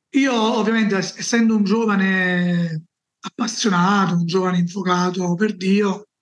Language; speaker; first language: Italian; native; Italian